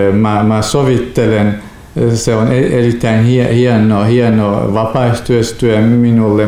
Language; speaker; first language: Finnish; non-native, fluent; Kurdish